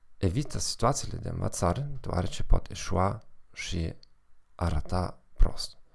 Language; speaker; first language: Romanian; non-native, fluent; German